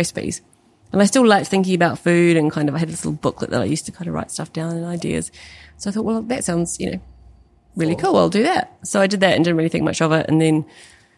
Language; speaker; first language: English; native; English